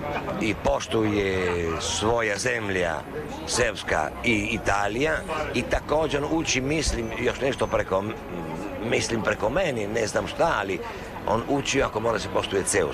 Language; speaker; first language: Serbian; non-native, learner; Italian